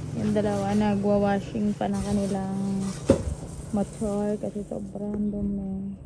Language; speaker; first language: Filipino; non-native, local second language; Cebuano